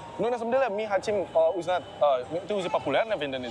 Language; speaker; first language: Russian; non-native, learner; Indonesian